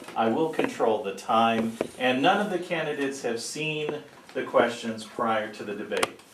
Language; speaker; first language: English; native; English